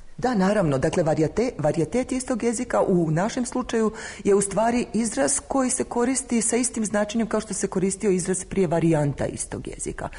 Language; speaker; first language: Croatian; native; Croatian